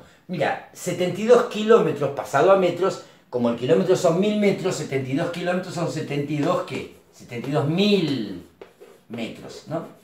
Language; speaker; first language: Spanish; native; Spanish